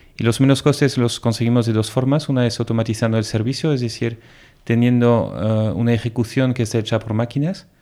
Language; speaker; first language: Spanish; non-native, fluent; French